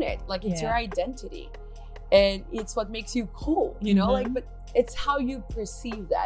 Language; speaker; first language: English; non-native, fluent; Portuguese